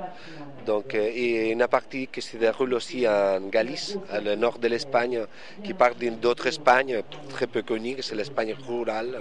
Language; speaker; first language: French; non-native, fluent; Spanish